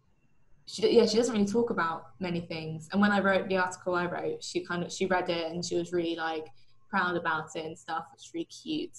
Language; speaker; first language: English; native; English